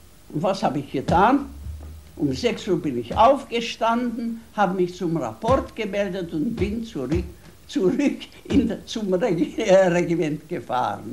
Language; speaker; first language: German; non-native, fluent; Hungarian